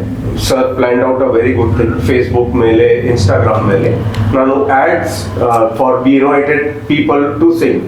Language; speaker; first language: Kannada; non-native, learner; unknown